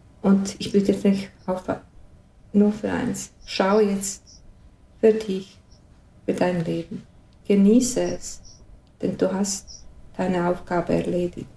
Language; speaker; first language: German; non-native, fluent; Bosnian